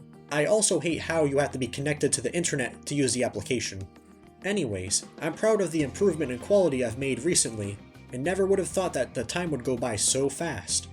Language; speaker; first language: English; native; English